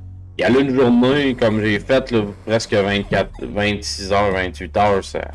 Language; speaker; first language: French; native; French